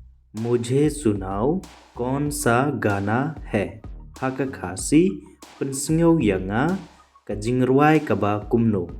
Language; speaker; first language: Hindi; non-native, local second language; Khasi